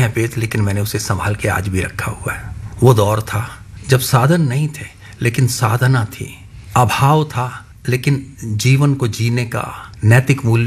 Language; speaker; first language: Hindi; non-native, local second language; Punjabi